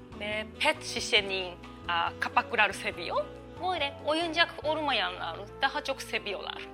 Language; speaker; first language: Turkish; non-native, learner; Japanese